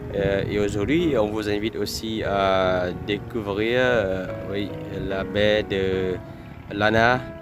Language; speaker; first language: French; non-native, fluent; Vietnamese